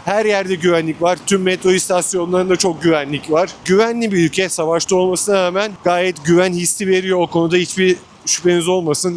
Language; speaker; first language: Turkish; native; Turkish